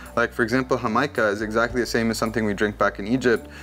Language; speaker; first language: English; early bilingual, other home language; Arabic